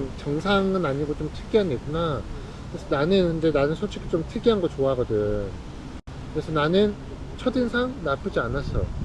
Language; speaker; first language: Korean; native; Korean